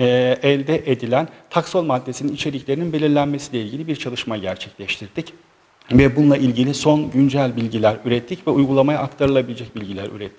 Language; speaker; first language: Turkish; native; Turkish